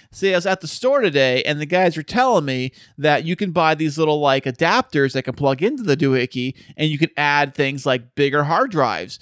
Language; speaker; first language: English; native; English